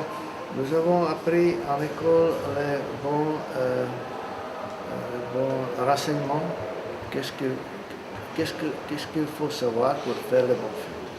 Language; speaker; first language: French; non-native, fluent; Czech